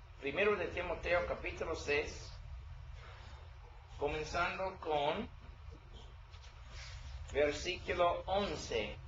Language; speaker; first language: Spanish; non-native, learner; English